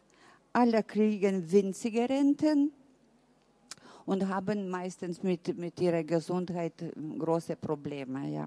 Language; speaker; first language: German; early bilingual, heritage; German